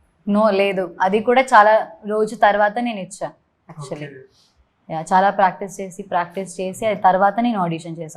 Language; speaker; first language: Telugu; non-native, learner; Malayalam